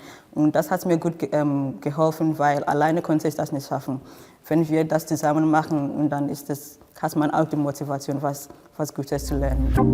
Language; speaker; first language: German; non-native, fluent; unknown